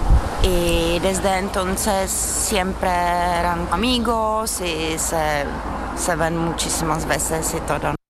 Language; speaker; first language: Spanish; non-native, fluent; Czech